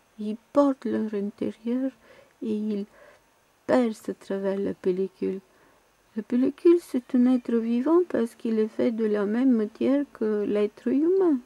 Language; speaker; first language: French; non-native, fluent; Bulgarian